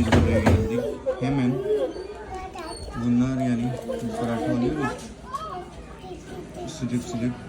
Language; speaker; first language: Turkish; non-native, learner; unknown